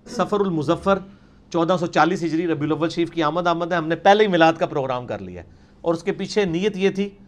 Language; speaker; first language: Urdu; non-native, local second language; Punjabi